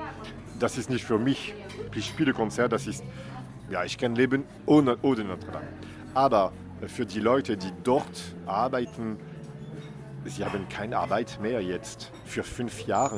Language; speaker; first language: German; non-native, fluent; French